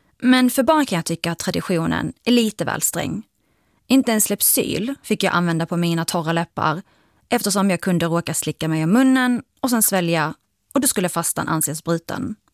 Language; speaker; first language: Swedish; early bilingual, other home language; Arabic